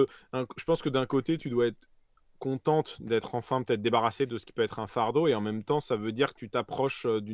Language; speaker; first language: French; native; French